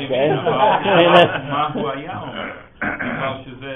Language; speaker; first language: Hebrew; non-native, learner; English